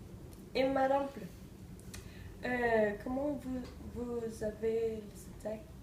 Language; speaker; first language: French; non-native, learner; Danish